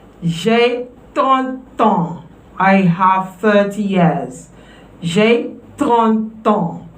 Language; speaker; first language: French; non-native, fluent; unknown